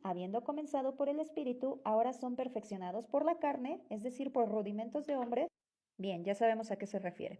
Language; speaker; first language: Spanish; native; Spanish